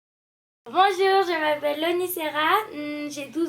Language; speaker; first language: French; early bilingual, heritage; French